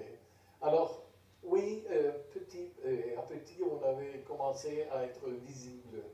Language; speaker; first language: French; non-native, fluent; Spanish